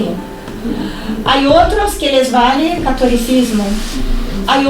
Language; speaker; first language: Spanish; non-native, fluent; Portuguese